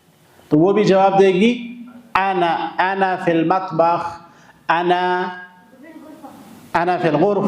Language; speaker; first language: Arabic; non-native, fluent; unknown